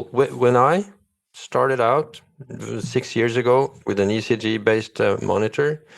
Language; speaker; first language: English; non-native, fluent; Norwegian